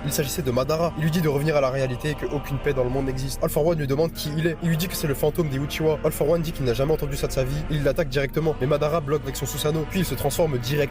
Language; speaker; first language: French; native; French